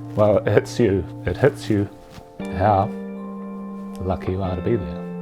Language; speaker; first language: English; native; English